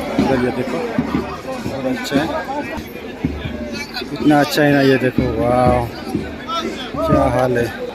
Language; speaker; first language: Hindi; non-native, local second language; Bodo